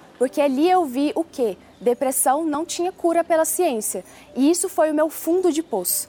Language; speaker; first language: Portuguese; early bilingual, other home language; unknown